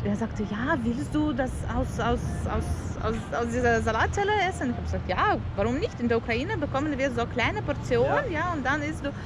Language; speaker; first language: German; non-native, learner; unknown